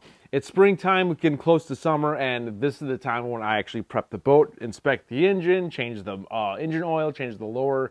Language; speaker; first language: English; native; English